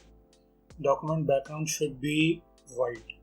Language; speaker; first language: English; non-native, local second language; Hindi